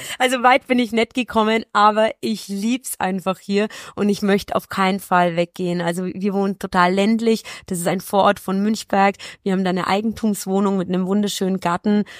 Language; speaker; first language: German; early bilingual, other home language; Polish